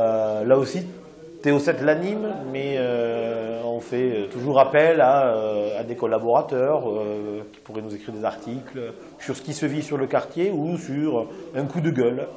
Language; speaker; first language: French; native; French